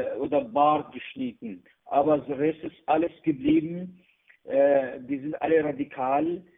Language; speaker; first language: German; non-native, learner; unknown